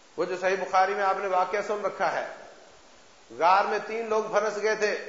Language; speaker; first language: Urdu; native; Urdu